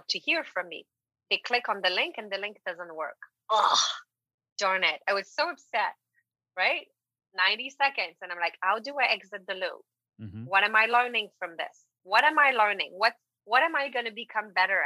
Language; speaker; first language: English; non-native, fluent; French